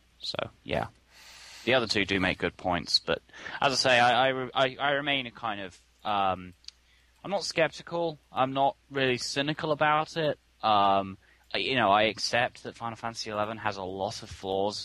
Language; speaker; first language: English; native; English